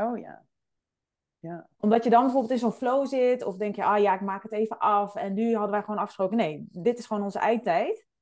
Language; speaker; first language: Dutch; native; Dutch